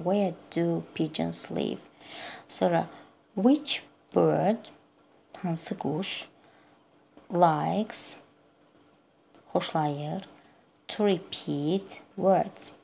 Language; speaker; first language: English; non-native, fluent; Azerbaijani